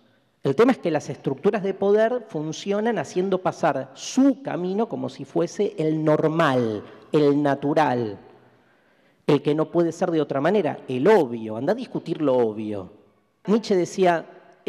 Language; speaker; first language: Spanish; native; Spanish